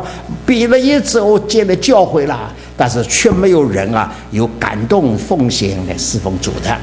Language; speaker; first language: Chinese; native; Chinese